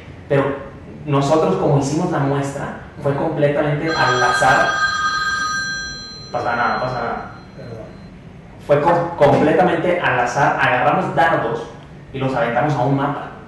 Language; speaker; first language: Spanish; native; Spanish